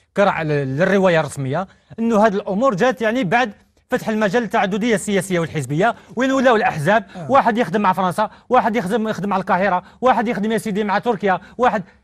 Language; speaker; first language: Arabic; native; Arabic